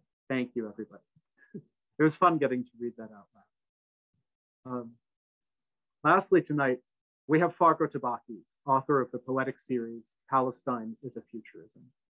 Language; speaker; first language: English; native; English